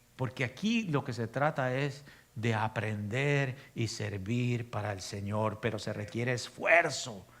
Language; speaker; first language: Spanish; native; Spanish